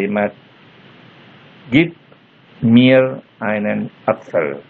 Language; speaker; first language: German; non-native, fluent; Indonesian